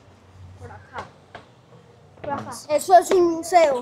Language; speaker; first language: Spanish; native; Spanish